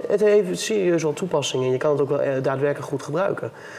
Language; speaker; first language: Dutch; native; Dutch